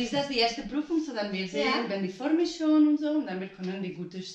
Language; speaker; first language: German; non-native, learner; Spanish